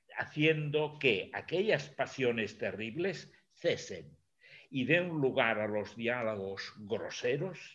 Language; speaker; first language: Spanish; non-native, local second language; Catalan